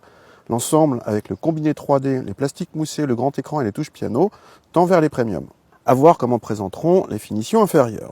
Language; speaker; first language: French; native; French